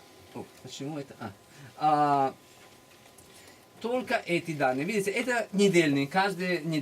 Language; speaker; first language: Russian; non-native, learner; Italian